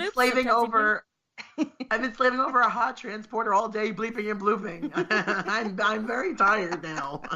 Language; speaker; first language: English; native; English